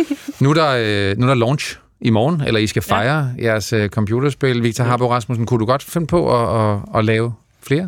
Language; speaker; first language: Danish; native; Danish